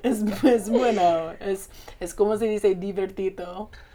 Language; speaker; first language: Spanish; non-native, learner; English